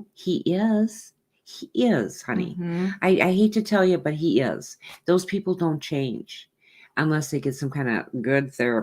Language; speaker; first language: English; native; English